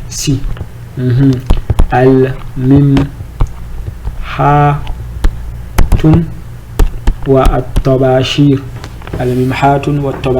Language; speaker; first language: Arabic; non-native, fluent; French